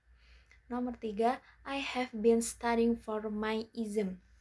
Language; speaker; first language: English; non-native, learner; Indonesian